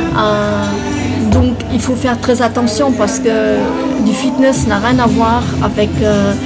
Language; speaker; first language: French; non-native, fluent; German